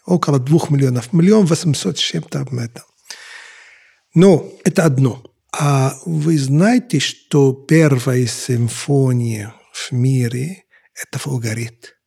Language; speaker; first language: Russian; non-native, fluent; Arabic